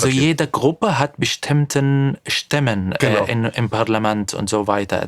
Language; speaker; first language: German; non-native, fluent; Arabic